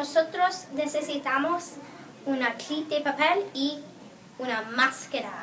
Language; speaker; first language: Spanish; non-native, learner; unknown